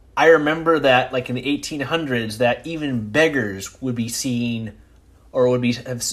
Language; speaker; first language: English; early bilingual, other home language; Italian